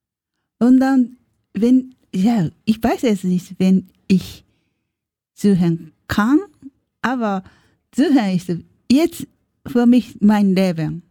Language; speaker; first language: German; non-native, learner; Japanese